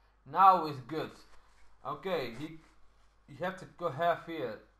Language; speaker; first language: English; non-native, learner; Dutch